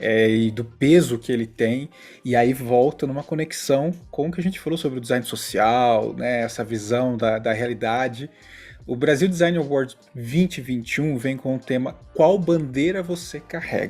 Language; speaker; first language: Portuguese; native; Portuguese